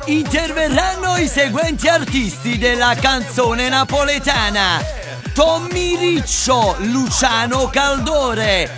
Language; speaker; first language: Italian; native; Italian